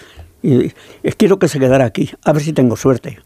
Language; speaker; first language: Spanish; native; Spanish